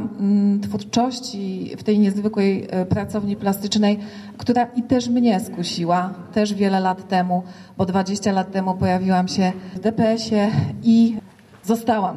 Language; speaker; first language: Polish; native; Polish